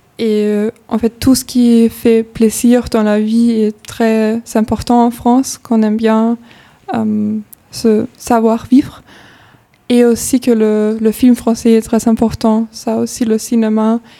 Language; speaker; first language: French; non-native, fluent; German